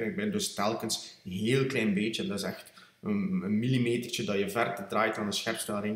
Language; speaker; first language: Dutch; native; Dutch